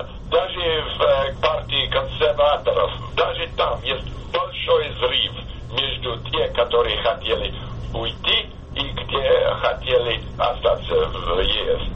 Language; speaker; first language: Russian; non-native, fluent; English